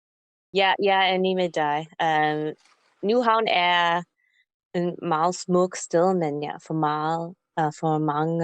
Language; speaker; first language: Danish; non-native, learner; English